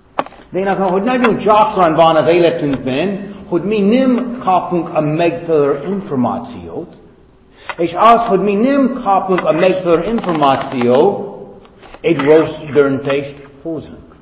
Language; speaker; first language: Hungarian; non-native, fluent; English